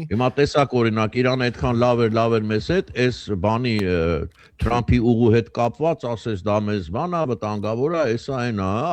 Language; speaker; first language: Armenian; native; Armenian